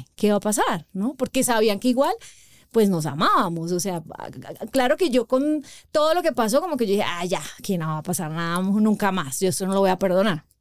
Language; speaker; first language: Spanish; native; Spanish